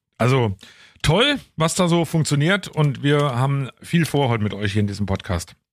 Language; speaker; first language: German; native; German